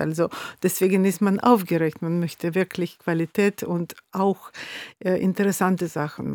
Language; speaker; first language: German; non-native, fluent; Russian